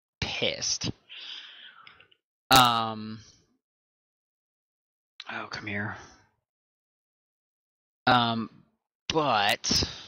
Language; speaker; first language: English; native; English